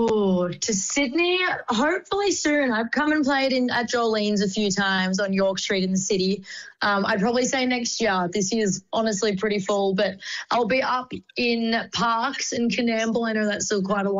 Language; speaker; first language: English; native; English